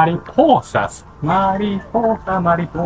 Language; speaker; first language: Spanish; non-native, learner; Japanese